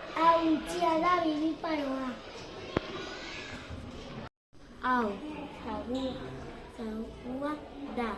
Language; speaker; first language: Basque; non-native, local second language; Spanish